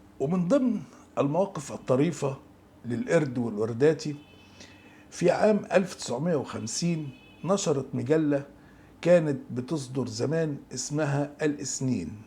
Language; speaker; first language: Arabic; native; Arabic